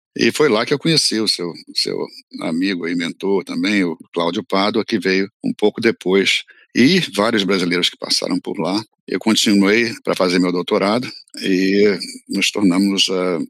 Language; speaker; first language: Portuguese; native; Portuguese